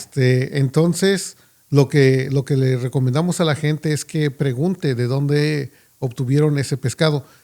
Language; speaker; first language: Spanish; native; Spanish